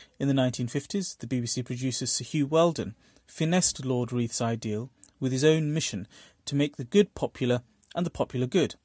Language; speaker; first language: English; early bilingual, other home language; Bangla